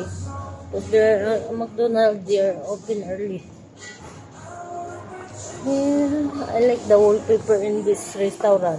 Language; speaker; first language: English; non-native, local second language; Filipino